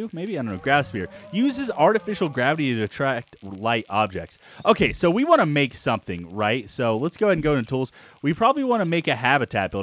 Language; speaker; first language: English; native; English